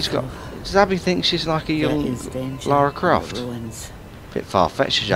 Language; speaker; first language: English; native; English